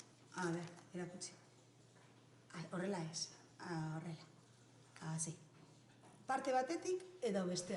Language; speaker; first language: Basque; non-native, local second language; Spanish